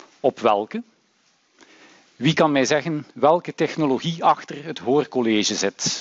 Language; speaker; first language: Dutch; native; Dutch